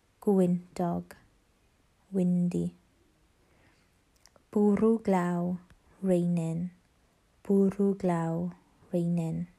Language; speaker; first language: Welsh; non-native, learner; English